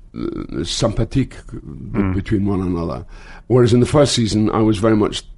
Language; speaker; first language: English; native; English